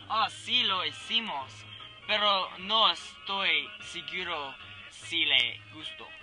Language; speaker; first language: Spanish; non-native, learner; English